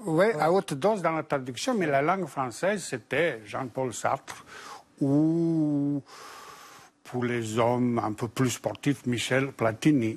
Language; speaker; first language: French; non-native, fluent; Bosnian